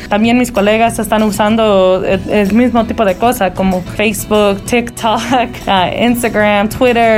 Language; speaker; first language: Spanish; early bilingual, heritage; Spanish